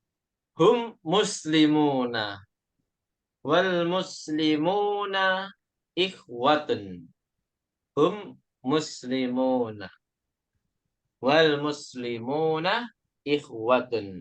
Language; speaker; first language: Arabic; non-native, fluent; Indonesian